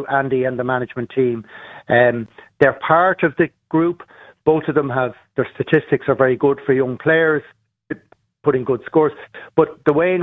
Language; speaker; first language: English; native; English